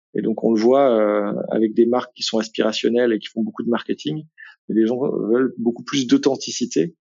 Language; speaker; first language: French; native; French